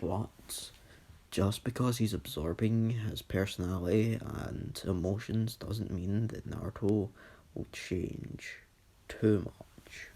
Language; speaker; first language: English; native; English